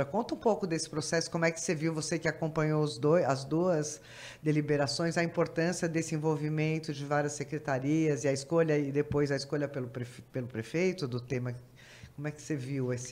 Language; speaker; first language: Portuguese; native; Portuguese